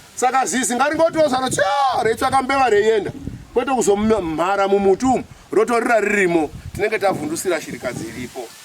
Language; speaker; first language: Shona; native; Shona